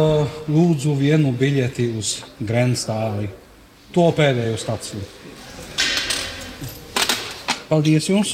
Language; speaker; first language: Latvian; non-native, learner; Czech